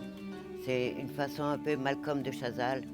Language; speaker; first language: French; non-native, local second language; Morisyen